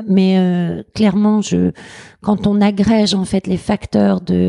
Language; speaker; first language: French; native; French